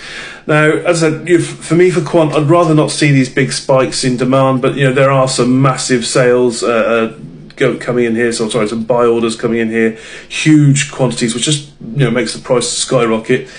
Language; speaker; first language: English; native; English